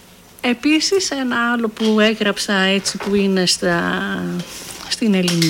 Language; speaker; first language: Greek; native; Greek